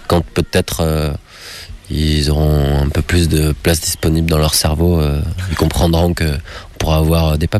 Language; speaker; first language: French; native; French